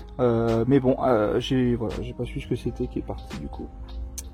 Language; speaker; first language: French; native; French